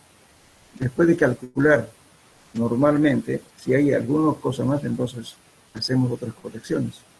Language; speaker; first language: Spanish; native; Spanish